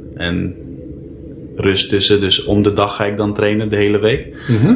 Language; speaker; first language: Dutch; early bilingual, heritage; Dutch